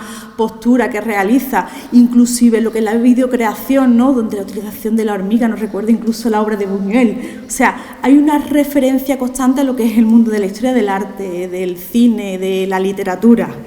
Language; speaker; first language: Spanish; native; Spanish